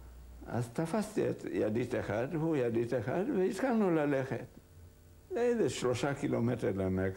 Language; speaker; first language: Hebrew; non-native, fluent; Hungarian